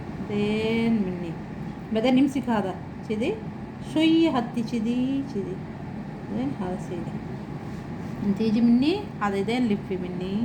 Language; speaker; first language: Arabic; non-native, learner; Telugu